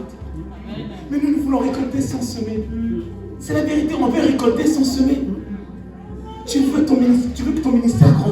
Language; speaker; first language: French; native; French